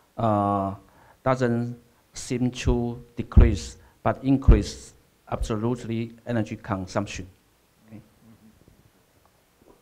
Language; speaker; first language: English; non-native, fluent; Chinese